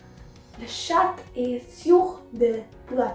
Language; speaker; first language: French; non-native, learner; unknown